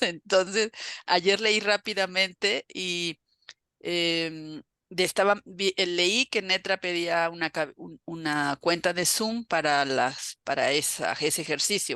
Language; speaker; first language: Spanish; native; Spanish